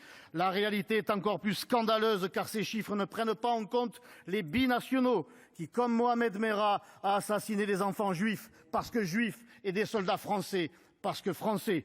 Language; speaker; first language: French; native; French